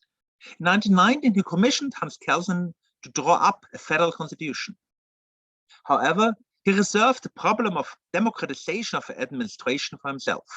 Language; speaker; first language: English; non-native, fluent; German